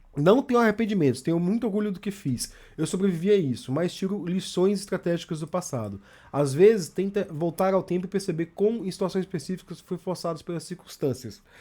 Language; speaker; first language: Portuguese; native; Portuguese